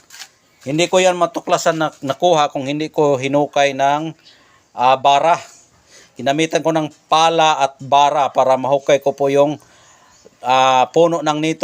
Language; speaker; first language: Filipino; non-native, local second language; Cebuano